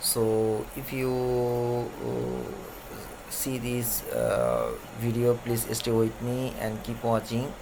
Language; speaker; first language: English; non-native, learner; Bangla